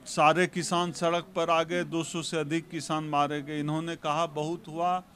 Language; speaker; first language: Hindi; native; Hindi